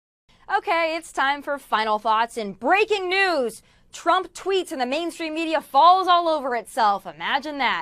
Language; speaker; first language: English; native; English